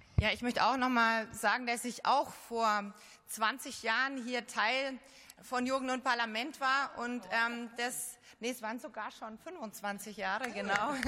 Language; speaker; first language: German; native; German